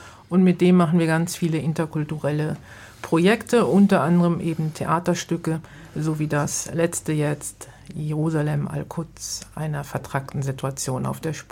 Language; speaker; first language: German; native; German